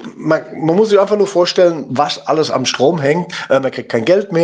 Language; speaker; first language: German; native; German